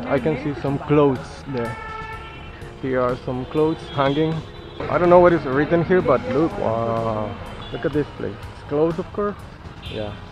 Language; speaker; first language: English; non-native, fluent; Spanish